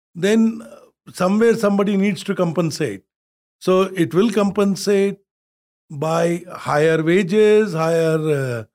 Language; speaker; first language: English; non-native, local second language; Hindi